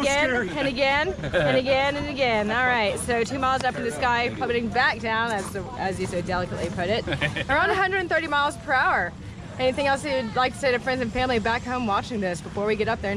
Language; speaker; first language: English; native; English